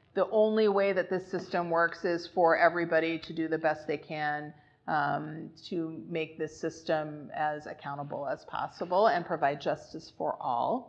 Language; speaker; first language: English; native; English